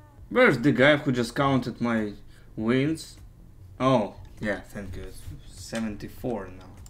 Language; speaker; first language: English; non-native, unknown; Ukrainian